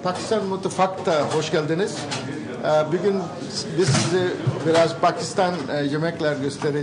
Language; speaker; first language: Turkish; non-native, learner; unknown